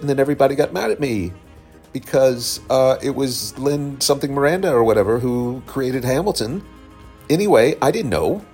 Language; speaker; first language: English; native; English